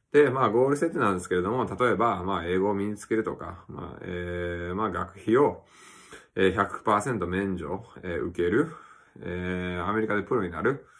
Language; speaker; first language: Japanese; early bilingual, other home language; English